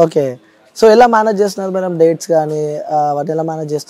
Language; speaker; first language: Telugu; native; Telugu